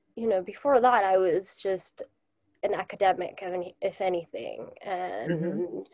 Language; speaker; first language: English; non-native, fluent; Japanese